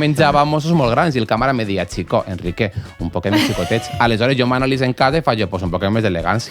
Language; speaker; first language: Catalan; native; Catalan